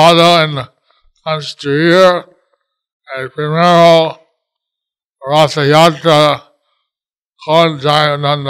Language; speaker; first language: Spanish; non-native, learner; English